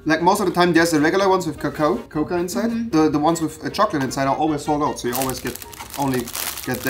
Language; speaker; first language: English; non-native, fluent; German